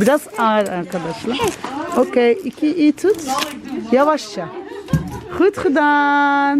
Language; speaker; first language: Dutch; early bilingual, other home language; Turkish